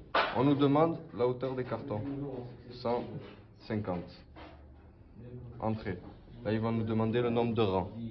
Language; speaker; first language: French; native; French